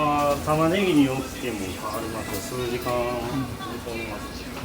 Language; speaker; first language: Japanese; native; Japanese